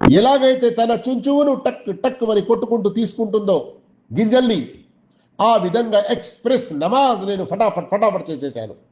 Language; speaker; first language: Telugu; non-native, local second language; Urdu